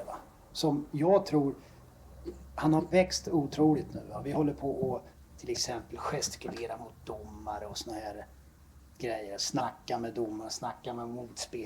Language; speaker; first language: Swedish; native; Swedish